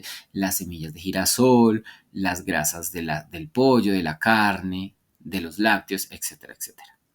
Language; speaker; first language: Spanish; native; Spanish